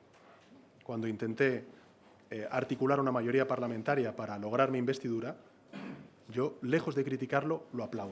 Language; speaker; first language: Spanish; native; Spanish